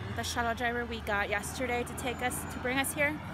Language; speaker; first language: English; early bilingual, other home language; Spanish